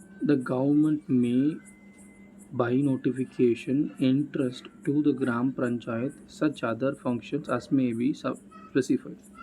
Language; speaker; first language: English; non-native, local second language; Tamil